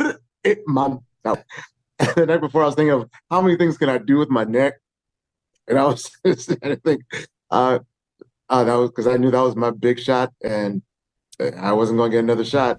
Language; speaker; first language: English; native; English